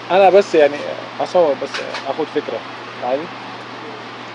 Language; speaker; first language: Arabic; native; Arabic